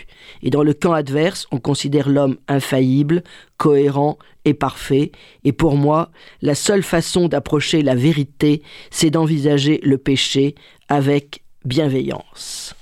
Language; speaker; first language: French; native; French